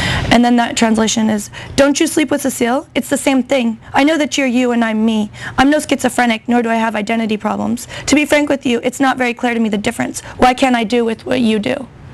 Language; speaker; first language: English; native; English